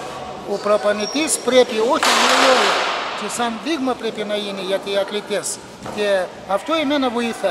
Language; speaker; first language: Greek; non-native, learner; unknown